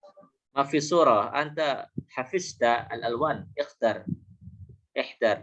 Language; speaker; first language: Arabic; non-native, fluent; Indonesian